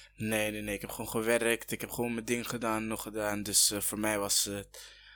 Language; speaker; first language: Dutch; early bilingual, other home language; Kinyarwanda